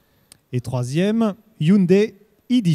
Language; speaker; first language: French; native; French